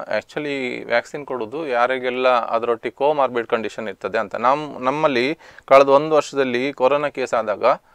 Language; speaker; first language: Kannada; native; Kannada